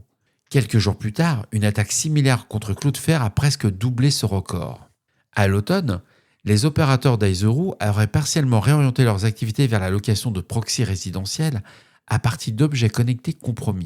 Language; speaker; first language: French; native; French